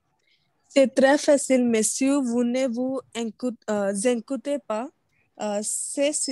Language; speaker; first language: French; non-native, learner; Hindi